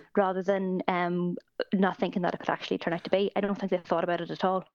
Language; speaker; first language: English; native; English